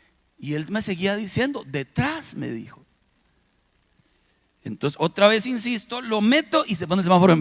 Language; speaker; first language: Spanish; native; Spanish